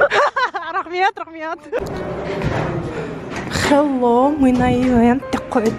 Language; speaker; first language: Russian; non-native, local second language; Kazakh